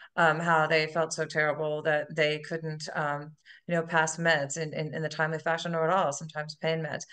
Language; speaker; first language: English; native; English